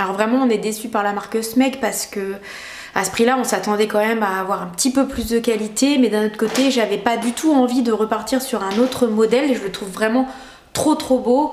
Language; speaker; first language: French; native; French